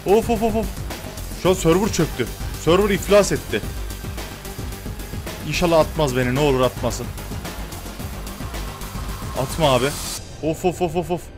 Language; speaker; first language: Turkish; native; Turkish